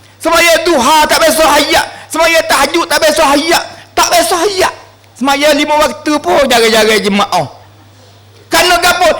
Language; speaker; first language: Malay; native; Malay